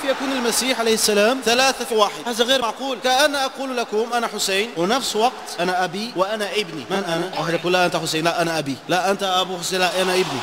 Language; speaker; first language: Arabic; non-native, fluent; Portuguese